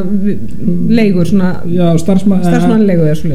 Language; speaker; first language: Icelandic; native; Icelandic